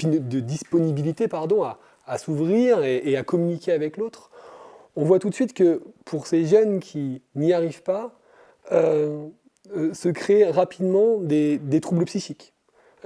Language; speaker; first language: French; native; French